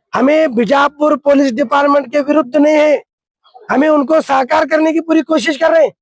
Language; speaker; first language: Hindi; non-native, local second language; Kannada